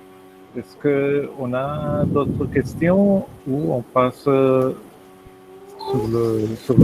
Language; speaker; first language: French; non-native, fluent; Spanish